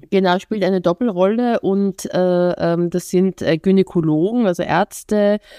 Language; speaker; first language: German; native; German